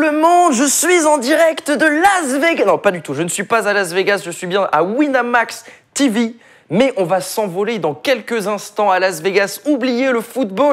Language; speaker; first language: French; native; French